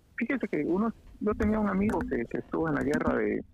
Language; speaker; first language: Spanish; native; Spanish